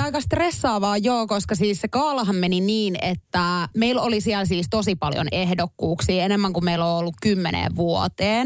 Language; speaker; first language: Finnish; native; Finnish